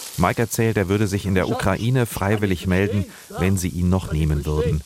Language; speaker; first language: German; native; German